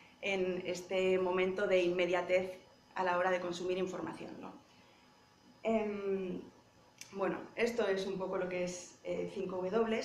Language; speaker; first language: Spanish; native; Spanish